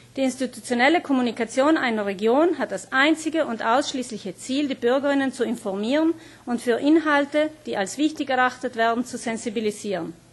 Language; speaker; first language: German; native; German